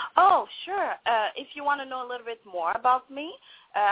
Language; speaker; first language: English; non-native, fluent; French